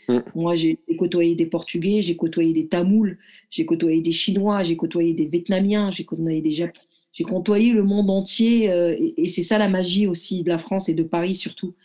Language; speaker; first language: French; early bilingual, other home language; Arabic